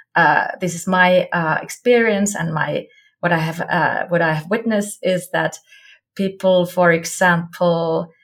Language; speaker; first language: English; non-native, fluent; Finnish